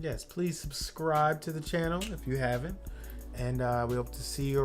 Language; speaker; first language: English; native; English